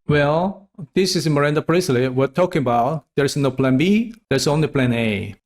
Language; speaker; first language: English; non-native, fluent; Korean